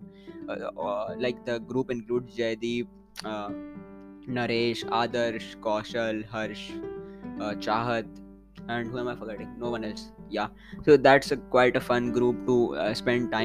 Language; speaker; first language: English; non-native, local second language; Hindi